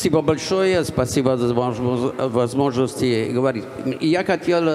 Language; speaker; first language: Russian; non-native, fluent; Italian